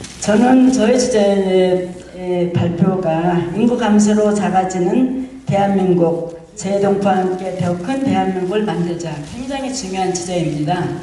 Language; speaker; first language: Korean; native; Korean